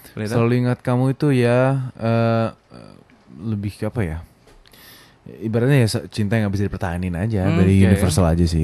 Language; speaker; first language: Indonesian; native; Indonesian